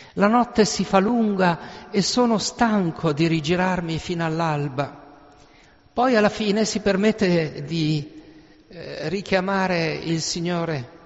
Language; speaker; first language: Italian; native; Italian